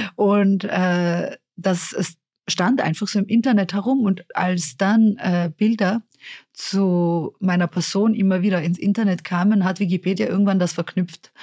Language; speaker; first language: German; early bilingual, other home language; Serbian